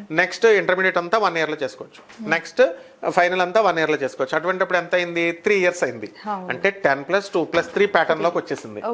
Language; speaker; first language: Telugu; native; Telugu